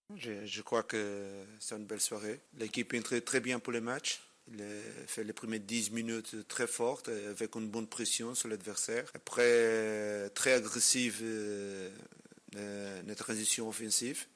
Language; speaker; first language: French; non-native, learner; Spanish